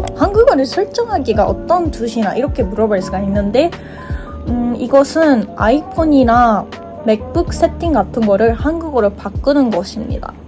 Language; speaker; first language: Korean; non-native, fluent; Japanese